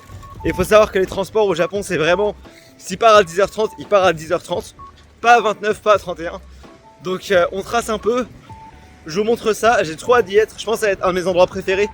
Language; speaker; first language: French; native; French